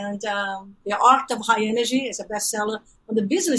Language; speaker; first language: English; non-native, fluent; Portuguese